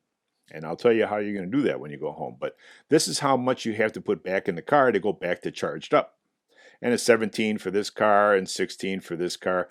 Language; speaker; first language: English; native; English